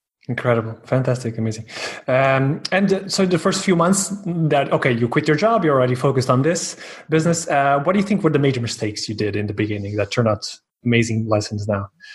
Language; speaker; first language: English; non-native, fluent; Portuguese